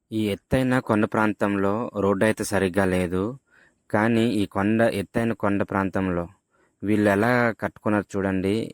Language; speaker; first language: Telugu; native; Telugu